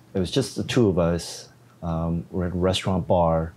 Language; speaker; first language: English; non-native, fluent; Korean